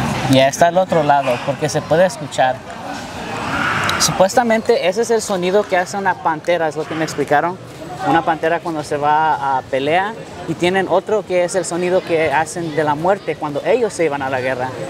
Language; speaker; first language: Spanish; early bilingual, heritage; Spanish